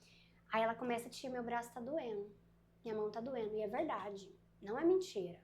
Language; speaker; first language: Portuguese; native; Portuguese